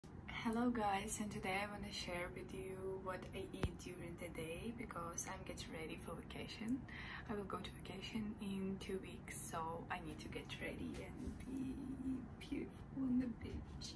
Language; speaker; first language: English; non-native, fluent; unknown